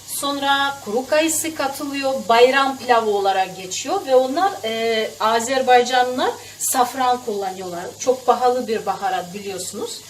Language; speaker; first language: Turkish; non-native, fluent; Russian